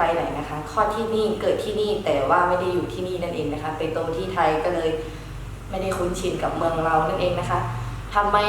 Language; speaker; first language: Thai; early bilingual, other home language; Shan